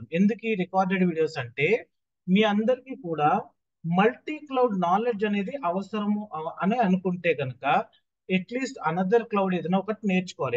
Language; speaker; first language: Telugu; native; Telugu